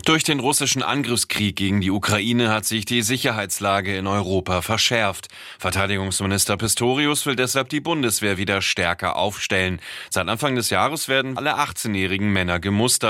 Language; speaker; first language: German; native; German